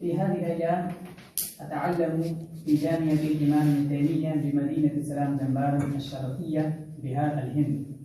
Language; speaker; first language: Arabic; non-native, learner; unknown